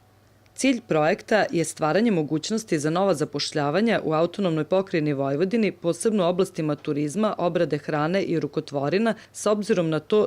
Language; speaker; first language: Serbian; native; Serbian